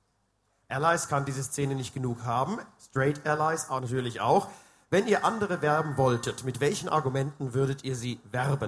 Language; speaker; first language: German; native; German